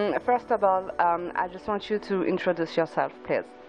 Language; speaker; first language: English; non-native, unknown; French